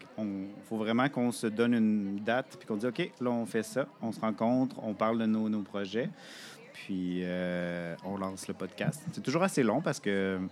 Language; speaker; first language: French; native; French